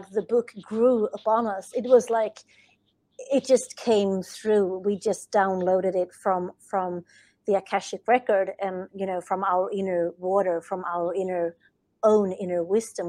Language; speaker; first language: English; non-native, fluent; Swedish